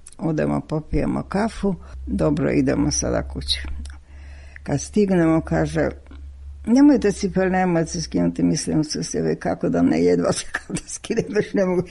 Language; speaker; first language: Serbian; non-native, local second language; Hungarian